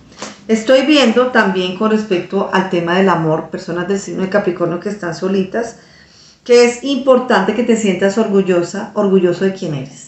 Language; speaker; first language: Spanish; native; Spanish